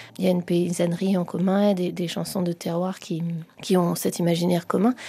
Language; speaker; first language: French; native; French